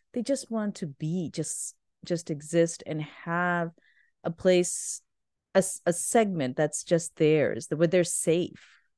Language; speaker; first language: English; non-native, local second language; Urdu